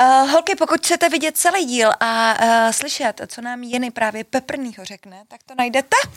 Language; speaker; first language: Czech; native; Czech